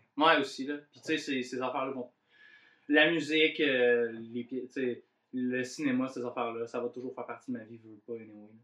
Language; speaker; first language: French; native; French